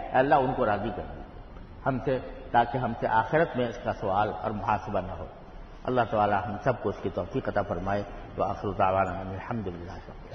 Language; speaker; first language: Urdu; native; Urdu